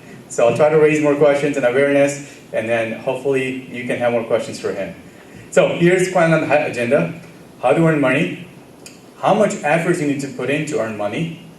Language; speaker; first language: English; early bilingual, other home language; Gujarati